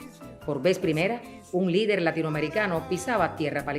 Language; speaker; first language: Spanish; native; Spanish